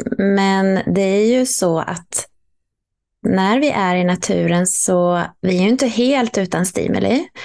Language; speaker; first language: Swedish; native; Swedish